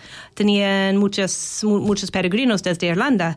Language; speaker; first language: Spanish; non-native, fluent; English